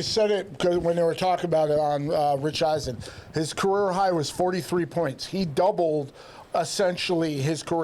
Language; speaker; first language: English; native; English